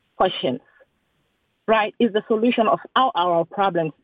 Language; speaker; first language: English; non-native, fluent; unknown